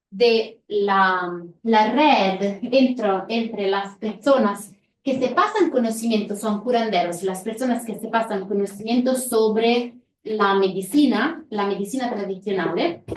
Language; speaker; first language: Spanish; non-native, fluent; Italian